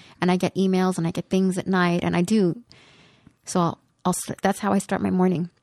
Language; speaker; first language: English; early bilingual, other home language; Spanish